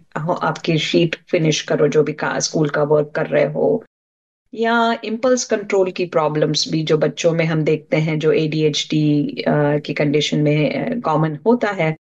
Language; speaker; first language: Hindi; non-native, local second language; Marathi